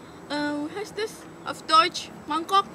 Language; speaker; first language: German; non-native, learner; Indonesian